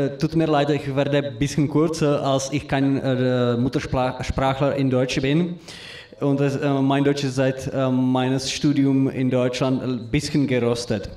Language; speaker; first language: German; non-native, learner; Czech